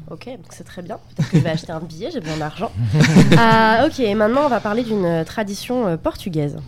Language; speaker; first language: French; native; French